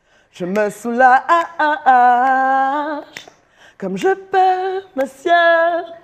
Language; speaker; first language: French; native; French